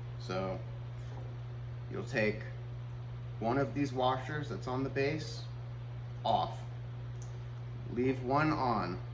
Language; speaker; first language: English; native; English